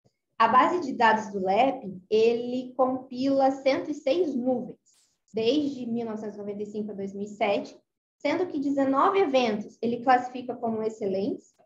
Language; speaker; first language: Portuguese; native; Portuguese